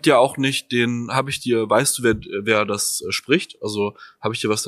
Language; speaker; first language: German; native; German